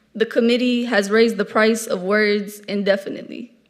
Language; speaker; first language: English; native; English